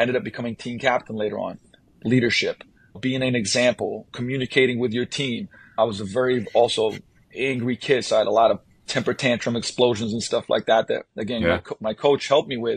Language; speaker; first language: English; non-native, fluent; Slovenian